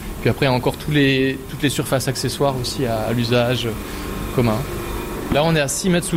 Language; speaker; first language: French; native; French